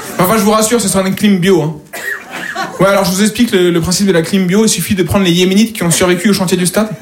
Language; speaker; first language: French; native; French